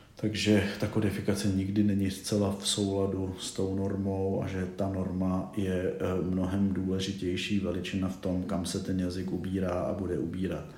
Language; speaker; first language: Czech; native; Czech